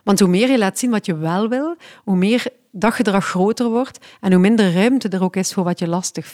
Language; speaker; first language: Dutch; native; Dutch